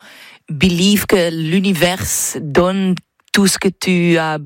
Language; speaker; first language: French; non-native, local second language; Dutch